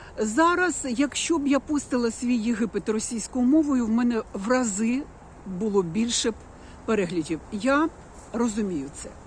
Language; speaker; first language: Ukrainian; non-native, local second language; Russian